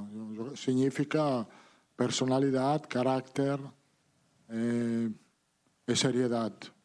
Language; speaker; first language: Portuguese; non-native, learner; Italian